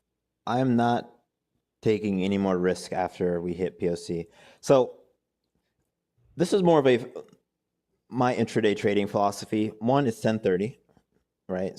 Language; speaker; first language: English; native; English